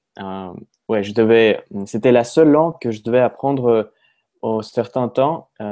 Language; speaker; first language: French; non-native, fluent; Russian